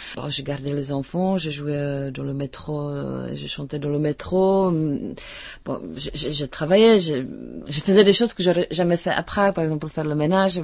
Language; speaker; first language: French; non-native, fluent; Czech